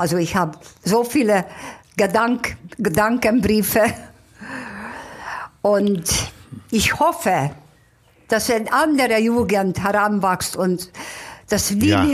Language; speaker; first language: German; non-native, fluent; Hungarian